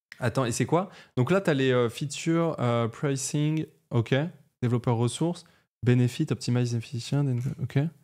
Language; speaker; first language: French; native; French